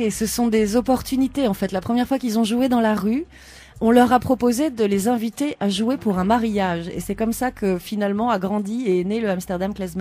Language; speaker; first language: French; native; French